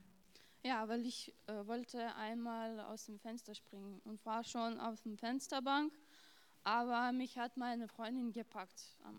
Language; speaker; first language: German; non-native, fluent; Lithuanian